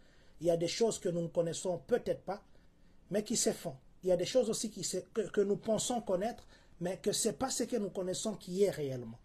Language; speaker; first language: French; non-native, local second language; Lingala